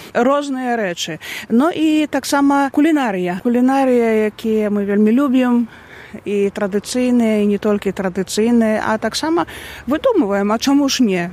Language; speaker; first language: Belarusian; native; Belarusian